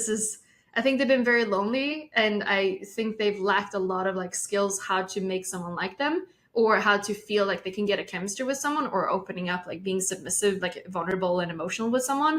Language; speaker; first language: English; non-native, fluent; Swedish